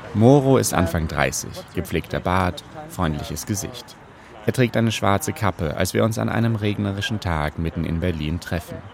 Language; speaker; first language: German; native; German